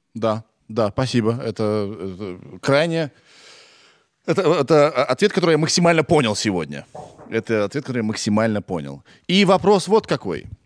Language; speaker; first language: Russian; native; Russian